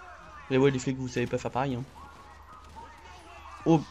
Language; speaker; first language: French; native; French